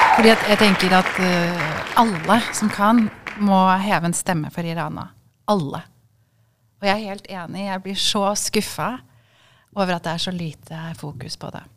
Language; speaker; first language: Norwegian; early bilingual, other home language; Kurdish